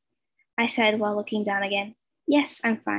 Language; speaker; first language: English; non-native, fluent; Spanish